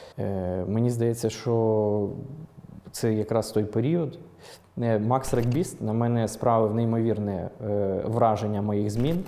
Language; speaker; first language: Ukrainian; non-native, local second language; Russian